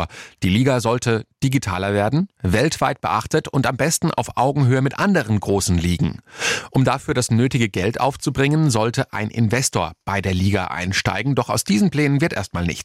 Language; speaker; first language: German; native; German